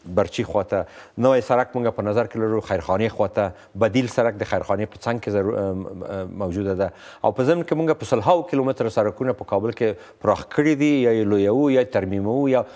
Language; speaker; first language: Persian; non-native, local second language; Pashto